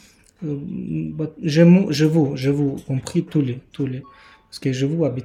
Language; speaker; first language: French; non-native, learner; Romanian